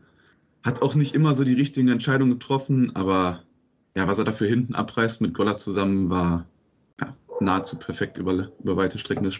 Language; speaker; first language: German; native; German